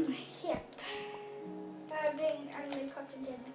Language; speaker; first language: Welsh; native; Welsh